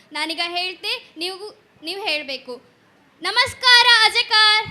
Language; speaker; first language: Kannada; native; Kannada